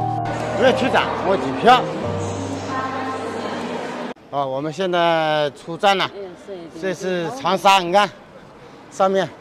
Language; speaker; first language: Chinese; native; Chinese